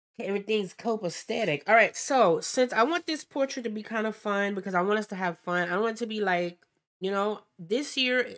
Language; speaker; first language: English; native; English